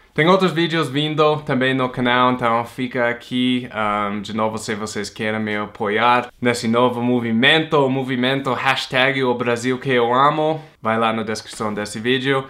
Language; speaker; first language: Portuguese; non-native, fluent; English